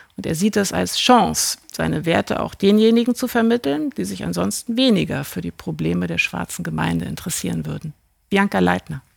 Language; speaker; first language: German; native; German